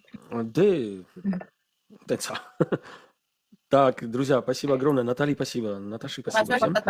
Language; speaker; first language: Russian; non-native, fluent; Armenian